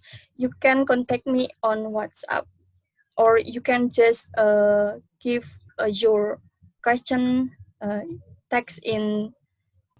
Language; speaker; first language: English; non-native, learner; Indonesian